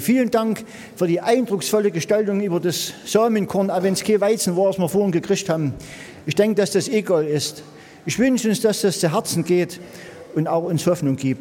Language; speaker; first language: German; native; German